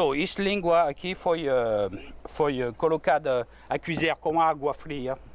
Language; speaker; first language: Portuguese; non-native, fluent; French